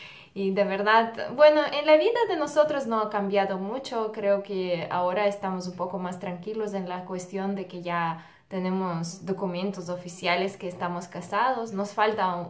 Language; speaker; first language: Spanish; non-native, fluent; Russian